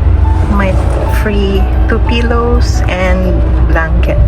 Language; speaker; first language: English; non-native, local second language; Filipino